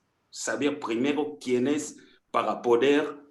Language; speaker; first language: Spanish; non-native, fluent; French